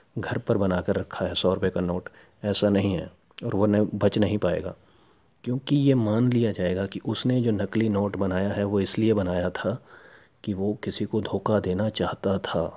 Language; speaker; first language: Hindi; non-native, local second language; Punjabi